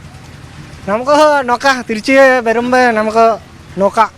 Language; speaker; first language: Malayalam; non-native, learner; Bangla